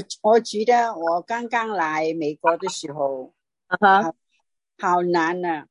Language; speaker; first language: Chinese; non-native, local second language; Cantonese